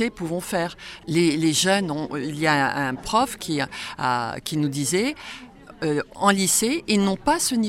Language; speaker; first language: French; native; French